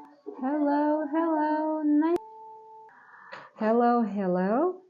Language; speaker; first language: English; non-native, learner; Kazakh